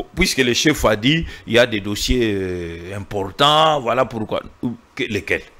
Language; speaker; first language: French; non-native, local second language; Swahili